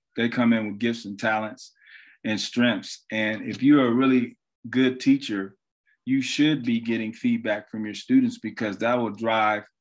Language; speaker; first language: English; native; English